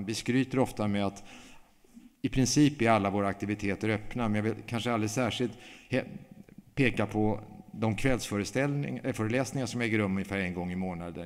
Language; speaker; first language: Swedish; native; Swedish